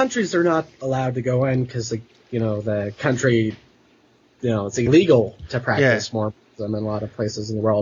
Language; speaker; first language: English; native; English